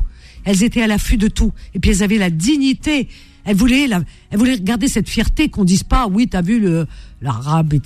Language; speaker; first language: French; native; French